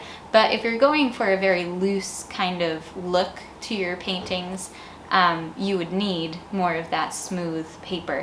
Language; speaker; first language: English; native; English